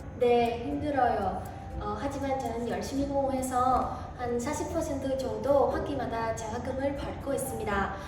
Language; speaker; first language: Korean; non-native, fluent; Vietnamese